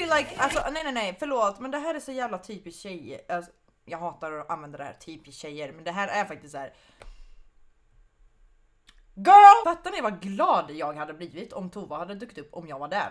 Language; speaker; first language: Swedish; native; Swedish